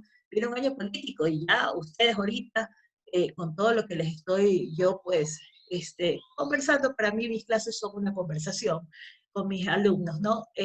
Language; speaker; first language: Spanish; native; Spanish